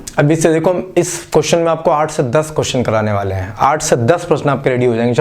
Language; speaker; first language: Hindi; non-native, local second language; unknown